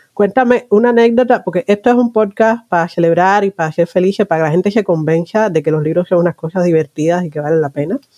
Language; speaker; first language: Spanish; native; Spanish